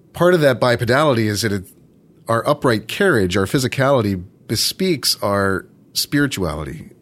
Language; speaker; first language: English; native; English